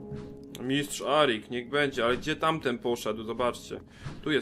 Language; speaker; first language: Polish; native; Polish